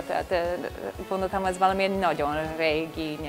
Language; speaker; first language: Hungarian; non-native, learner; English